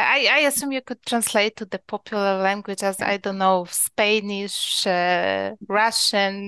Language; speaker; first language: English; non-native, learner; Ukrainian